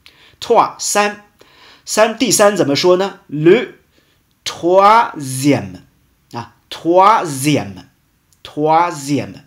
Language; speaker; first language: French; non-native, fluent; Chinese